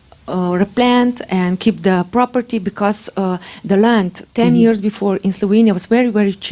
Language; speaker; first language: English; non-native, learner; Slovenian